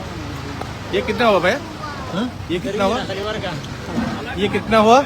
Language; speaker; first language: Hindi; non-native, learner; Bangla